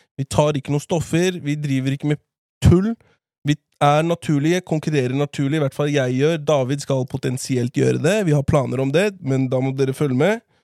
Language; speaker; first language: Norwegian; early bilingual, other home language; Latvian